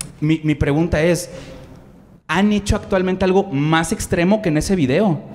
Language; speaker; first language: Spanish; native; Spanish